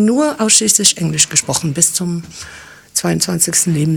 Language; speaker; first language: German; early bilingual, other home language; English